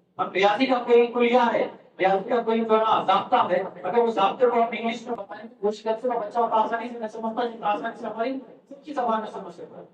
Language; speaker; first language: Urdu; native; Urdu